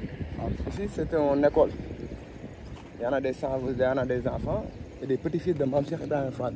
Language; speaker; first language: French; non-native, local second language; Wolof